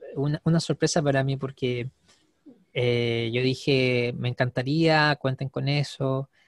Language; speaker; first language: Spanish; native; Spanish